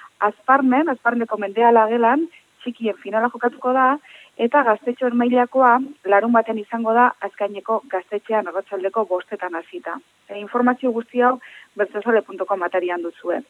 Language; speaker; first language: Basque; native; Basque